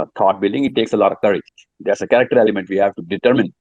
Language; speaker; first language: English; non-native, local second language; Urdu